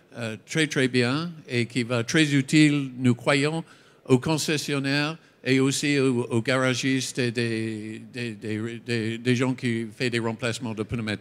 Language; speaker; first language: French; non-native, fluent; English